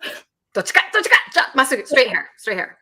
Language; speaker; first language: Japanese; early bilingual, heritage; Japanese